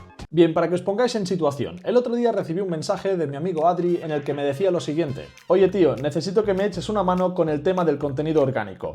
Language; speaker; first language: Spanish; native; Spanish